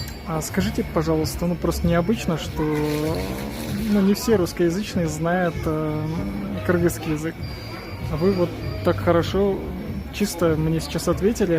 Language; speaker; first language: Russian; non-native, local second language; Kyrgyz